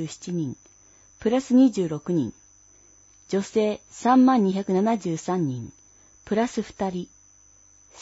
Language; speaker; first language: Japanese; native; Japanese